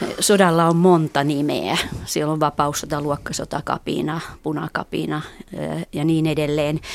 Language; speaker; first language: Finnish; native; Finnish